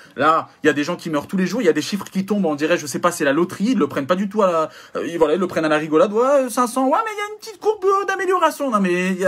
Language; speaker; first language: French; native; French